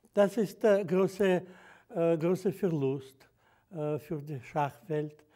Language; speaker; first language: German; non-native, fluent; Russian